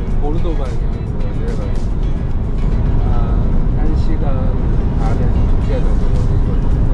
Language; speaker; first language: Korean; native; Korean